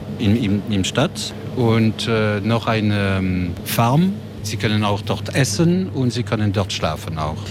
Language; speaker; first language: German; non-native, local second language; French